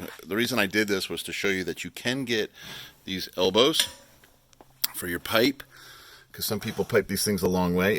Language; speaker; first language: English; native; English